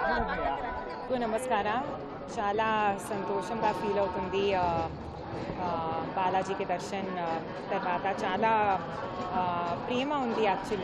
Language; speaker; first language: Telugu; non-native, learner; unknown